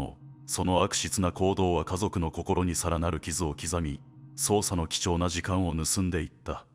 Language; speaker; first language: Japanese; native; Japanese